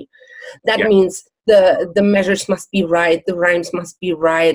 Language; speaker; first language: English; non-native, fluent; German